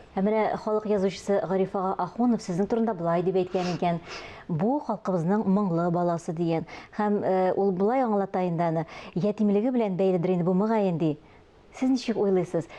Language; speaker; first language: Tatar; native; Tatar